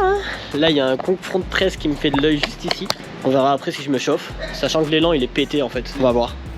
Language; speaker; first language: French; native; French